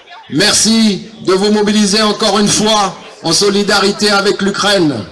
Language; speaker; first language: French; non-native, fluent; Ukrainian